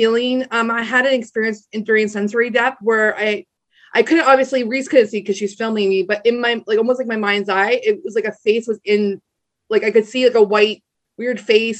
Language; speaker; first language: English; native; English